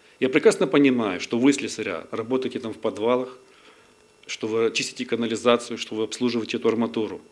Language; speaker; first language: Russian; non-native, local second language; Ukrainian